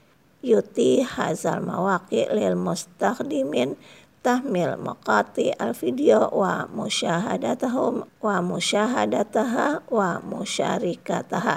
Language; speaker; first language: Arabic; non-native, fluent; Indonesian